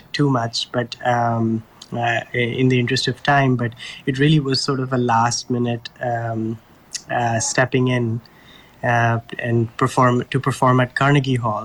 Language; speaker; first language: English; non-native, local second language; Urdu